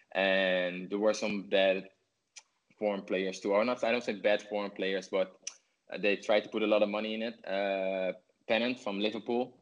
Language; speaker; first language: English; non-native, fluent; Dutch